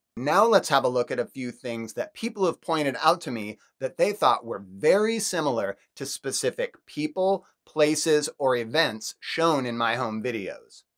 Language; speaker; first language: English; native; English